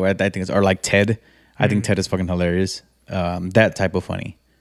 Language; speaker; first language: English; native; English